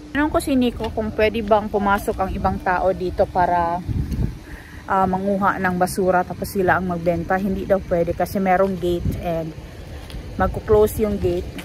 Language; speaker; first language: Filipino; non-native, local second language; Cebuano